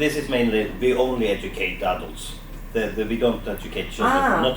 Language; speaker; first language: English; non-native, fluent; Norwegian